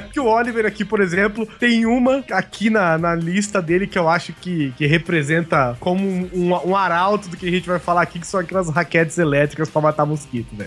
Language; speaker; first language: Portuguese; native; Portuguese